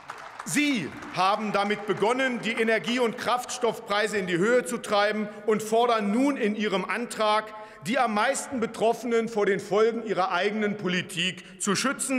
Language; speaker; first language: German; native; German